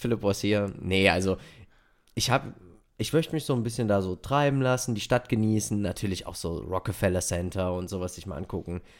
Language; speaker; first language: German; native; German